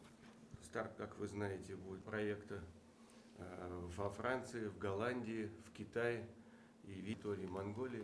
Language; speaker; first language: Russian; non-native, fluent; Mongolian